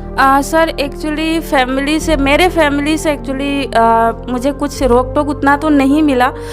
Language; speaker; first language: Hindi; non-native, local second language; Assamese